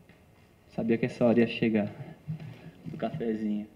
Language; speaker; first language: Portuguese; native; Portuguese